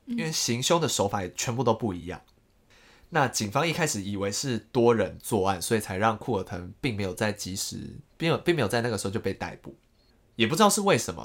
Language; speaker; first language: Chinese; native; Chinese